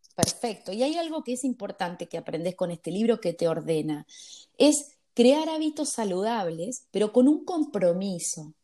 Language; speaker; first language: Spanish; native; Spanish